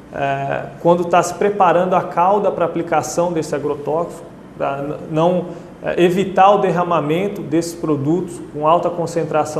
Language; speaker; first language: Portuguese; native; Portuguese